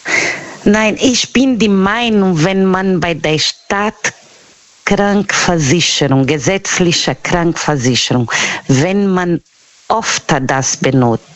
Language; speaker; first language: German; non-native, learner; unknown